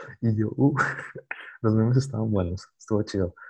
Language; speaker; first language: Spanish; native; Spanish